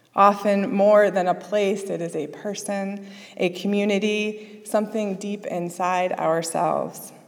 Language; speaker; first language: English; native; English